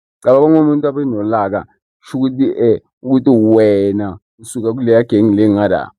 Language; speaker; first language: Zulu; non-native, local second language; Xhosa